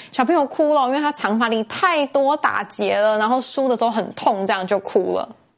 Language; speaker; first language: Chinese; native; Chinese